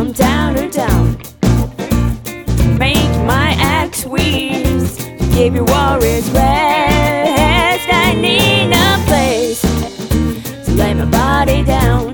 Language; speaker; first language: English; non-native, learner; Japanese